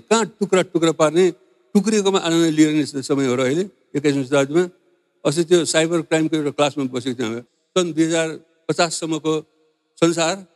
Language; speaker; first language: Nepali; non-native, local second language; Newari